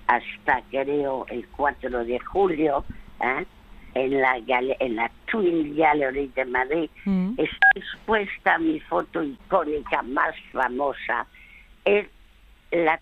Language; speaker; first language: Spanish; early bilingual, other home language; French